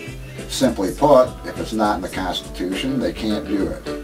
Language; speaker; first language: English; native; English